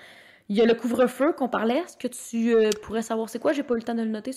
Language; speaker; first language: French; native; French